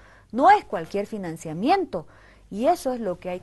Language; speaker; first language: Spanish; native; Spanish